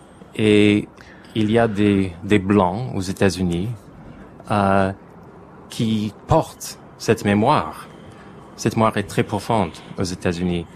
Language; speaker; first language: French; non-native, fluent; English